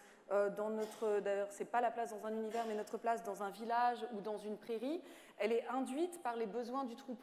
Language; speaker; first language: French; native; French